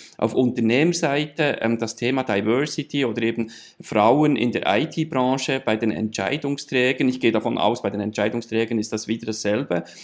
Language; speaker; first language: German; native; German